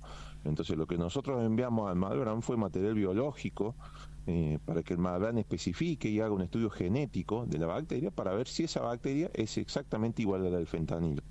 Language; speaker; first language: Spanish; native; Spanish